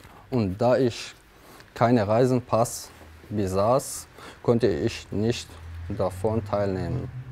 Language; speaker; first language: German; non-native, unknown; Kurdish